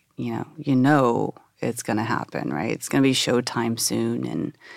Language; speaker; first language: English; native; English